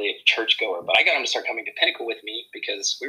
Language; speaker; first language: English; native; English